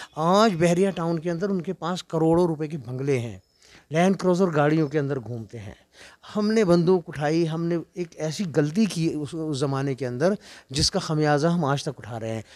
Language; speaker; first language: Urdu; non-native, local second language; Kashmiri